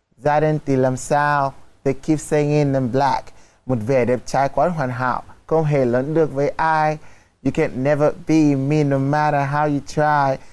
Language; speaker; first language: Vietnamese; non-native, fluent; Yoruba